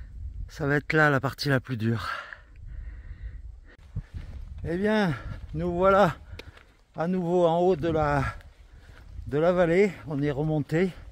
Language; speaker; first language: French; native; French